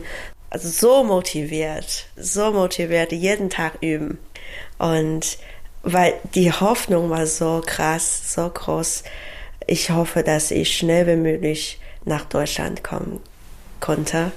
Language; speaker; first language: German; non-native, learner; Chinese